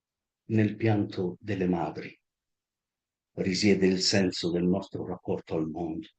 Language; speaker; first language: Italian; native; Italian